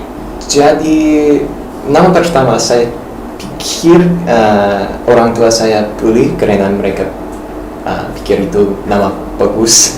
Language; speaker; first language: Indonesian; non-native, learner; English